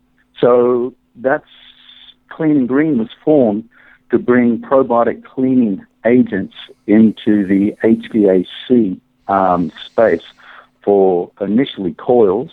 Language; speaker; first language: English; native; English